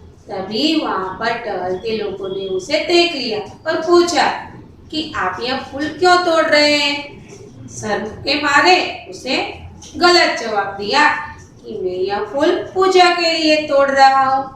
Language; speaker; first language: Hindi; non-native, local second language; Gujarati